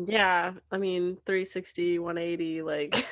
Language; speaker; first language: English; native; English